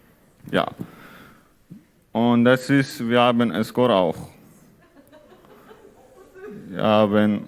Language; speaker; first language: German; non-native, learner; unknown